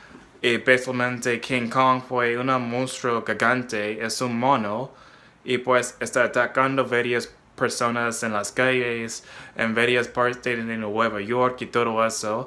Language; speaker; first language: Spanish; non-native, fluent; English